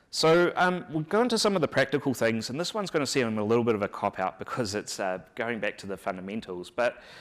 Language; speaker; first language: English; native; English